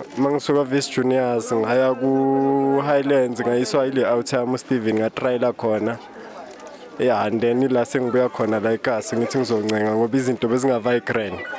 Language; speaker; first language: Zulu; native; Zulu